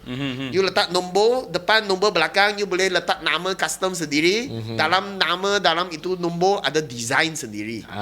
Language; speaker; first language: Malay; non-native, local second language; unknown